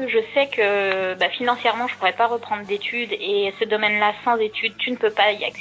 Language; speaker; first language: French; native; French